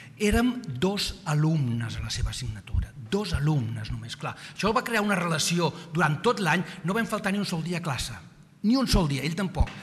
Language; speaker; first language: Catalan; native; Catalan